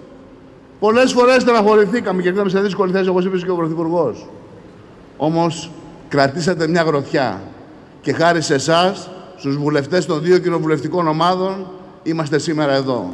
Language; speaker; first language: Greek; native; Greek